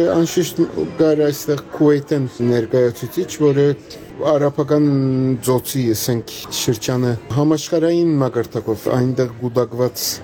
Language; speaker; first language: Armenian; native; Armenian